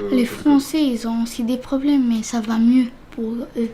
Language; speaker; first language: French; non-native, fluent; Romany